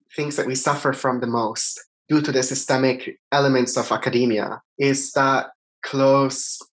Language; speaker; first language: English; non-native, fluent; Italian